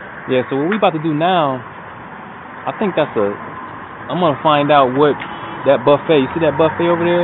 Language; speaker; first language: English; native; English